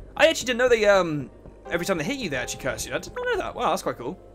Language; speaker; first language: English; native; English